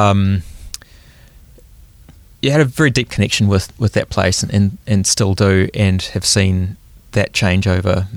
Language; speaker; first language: English; native; English